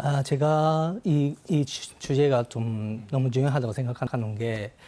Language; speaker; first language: Korean; non-native, fluent; Japanese